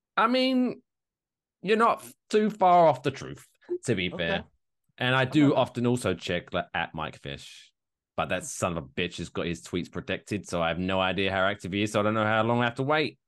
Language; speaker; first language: English; native; English